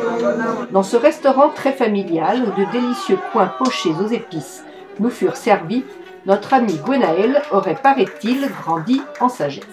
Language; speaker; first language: French; native; French